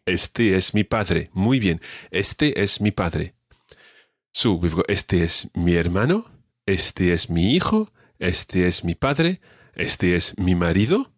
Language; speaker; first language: Spanish; non-native, fluent; English